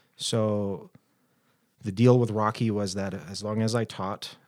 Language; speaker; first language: English; non-native, fluent; Arabic